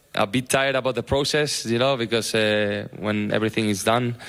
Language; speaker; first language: English; non-native, fluent; Spanish